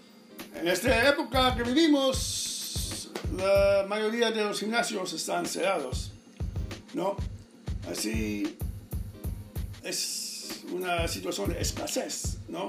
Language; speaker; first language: Spanish; non-native, fluent; English